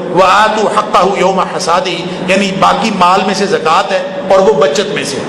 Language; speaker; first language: Urdu; non-native, local second language; Punjabi